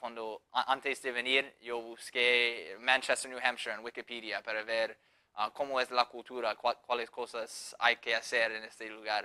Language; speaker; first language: Spanish; non-native, fluent; English